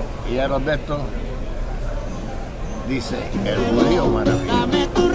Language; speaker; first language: Spanish; non-native, learner; English